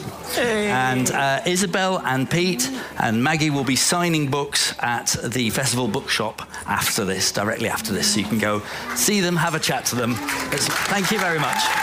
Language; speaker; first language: English; native; English